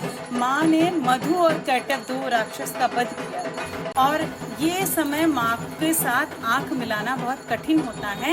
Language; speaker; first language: Hindi; non-native, local second language; Bangla